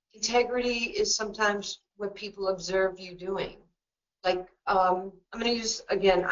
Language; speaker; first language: English; native; English